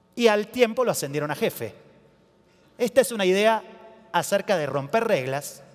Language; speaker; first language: Spanish; native; Spanish